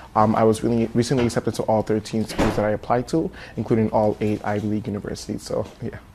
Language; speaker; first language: English; early bilingual, other home language; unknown